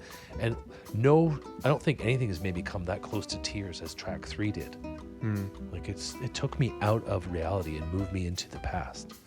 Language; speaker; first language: English; native; English